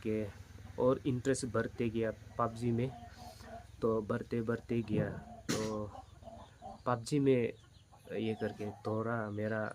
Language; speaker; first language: Hindi; non-native, local second language; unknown